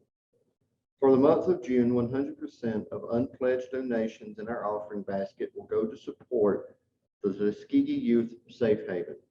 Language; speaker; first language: English; native; English